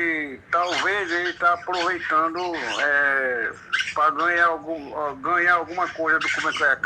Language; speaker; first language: Portuguese; non-native, local second language; Kayapó